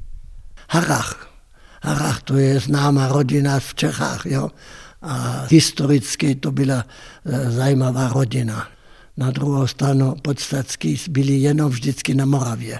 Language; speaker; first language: Czech; non-native, fluent; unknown